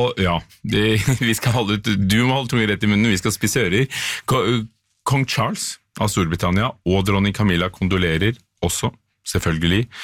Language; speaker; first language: Norwegian; native; Norwegian